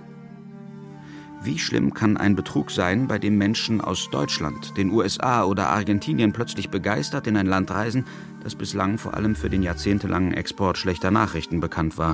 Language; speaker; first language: German; early bilingual, other home language; Bosnian